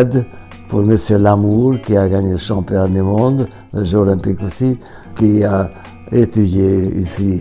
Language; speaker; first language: French; non-native, fluent; Hungarian